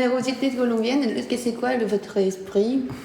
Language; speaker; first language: French; non-native, learner; Korean